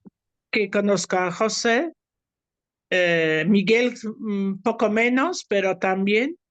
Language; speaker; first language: Spanish; non-native, fluent; Polish